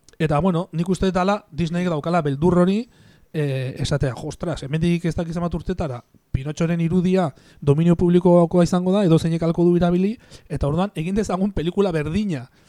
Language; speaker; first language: Basque; native; Basque